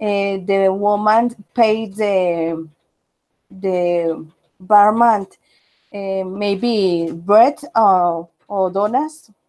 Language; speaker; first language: English; non-native, learner; Spanish